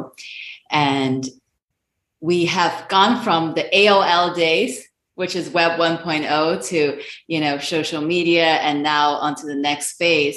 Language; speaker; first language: English; non-native, local second language; Cantonese